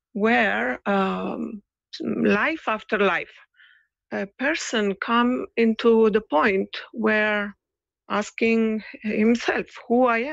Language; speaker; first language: English; non-native, fluent; Italian